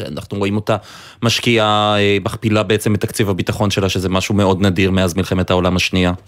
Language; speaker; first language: Hebrew; native; Hebrew